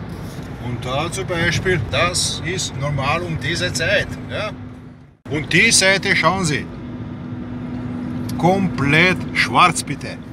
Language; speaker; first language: German; non-native, fluent; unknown